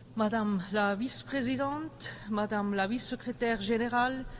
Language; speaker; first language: French; native; French